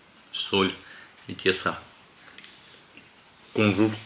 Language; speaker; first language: Russian; native; Russian